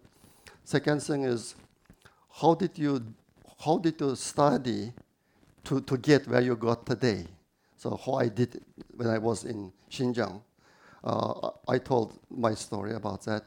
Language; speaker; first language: English; non-native, fluent; Chinese